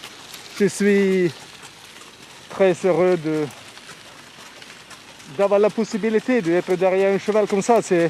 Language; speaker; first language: French; non-native, fluent; Swedish